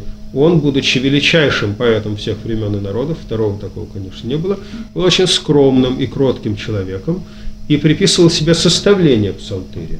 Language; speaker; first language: Russian; native; Russian